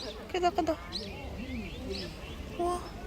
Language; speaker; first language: Korean; non-native, learner; Filipino